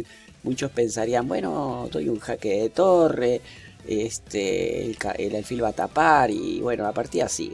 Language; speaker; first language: Spanish; native; Spanish